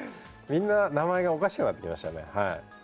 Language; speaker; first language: Japanese; native; Japanese